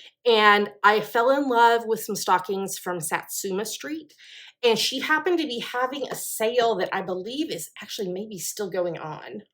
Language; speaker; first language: English; native; English